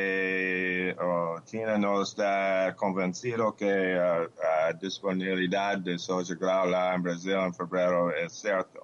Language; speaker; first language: Portuguese; non-native, fluent; English